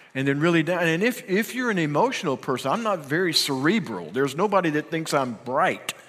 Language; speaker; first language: English; native; English